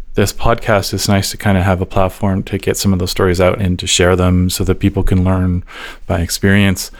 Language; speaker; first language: English; native; English